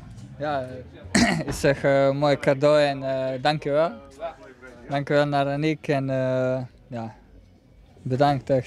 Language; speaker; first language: Dutch; non-native, learner; Slovenian